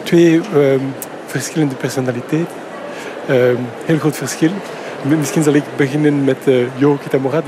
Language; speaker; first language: Dutch; non-native, local second language; French